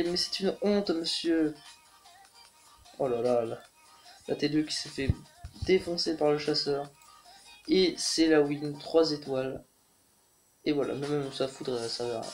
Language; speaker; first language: French; native; French